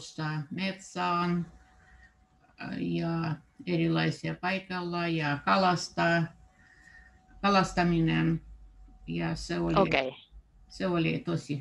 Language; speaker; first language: Finnish; non-native, learner; Russian